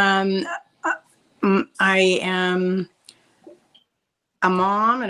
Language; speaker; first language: English; native; English